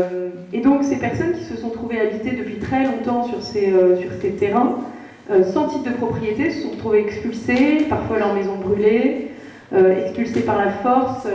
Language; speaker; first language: French; native; French